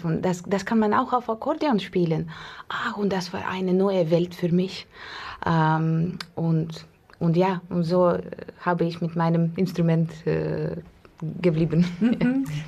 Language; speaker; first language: German; non-native, learner; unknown